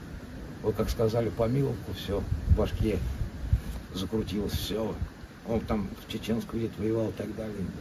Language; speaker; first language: Russian; native; Russian